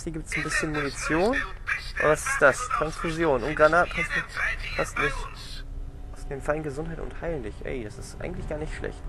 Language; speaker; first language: German; native; German